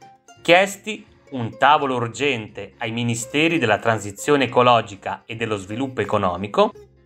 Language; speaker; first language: Italian; native; Italian